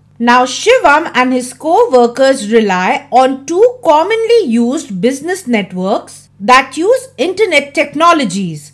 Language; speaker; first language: English; non-native, local second language; Hindi